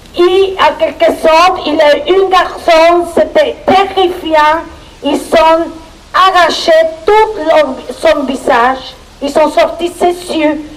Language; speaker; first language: French; non-native, fluent; Spanish